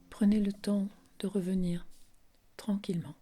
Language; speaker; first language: French; native; French